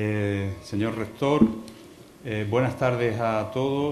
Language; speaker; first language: Spanish; native; Spanish